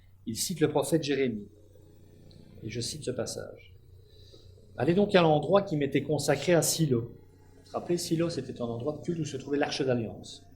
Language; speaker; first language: French; native; French